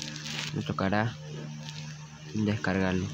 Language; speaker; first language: Spanish; native; Spanish